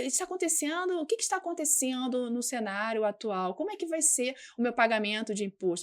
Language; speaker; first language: Portuguese; native; Portuguese